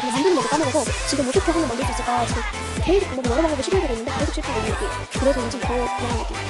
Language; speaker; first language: Korean; native; Korean